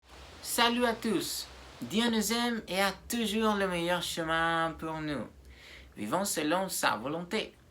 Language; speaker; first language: French; non-native, learner; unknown